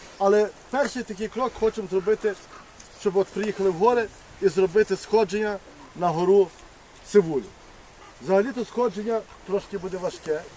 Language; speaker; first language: Ukrainian; native; Ukrainian